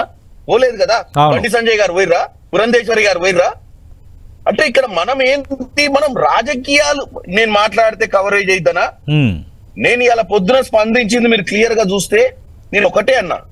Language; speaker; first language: Telugu; native; Telugu